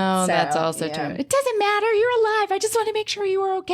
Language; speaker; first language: English; native; English